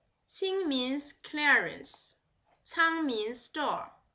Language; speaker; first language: English; non-native, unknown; Chinese